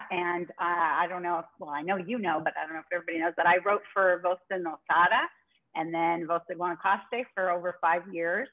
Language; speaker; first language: English; native; English